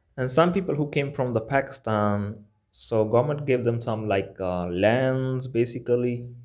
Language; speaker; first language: English; non-native, local second language; Punjabi